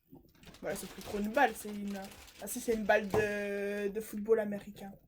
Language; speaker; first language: French; native; French